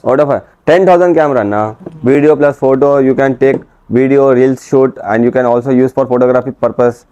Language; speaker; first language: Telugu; non-native, local second language; Urdu